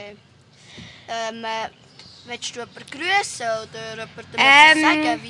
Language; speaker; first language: German; native; German